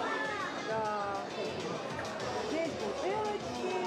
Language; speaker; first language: Russian; native; Russian